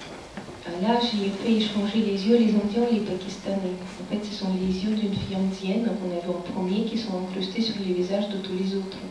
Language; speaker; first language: French; non-native, fluent; Russian